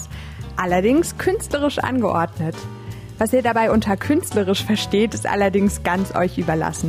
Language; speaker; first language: German; native; German